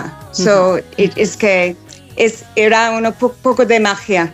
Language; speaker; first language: Spanish; non-native, learner; English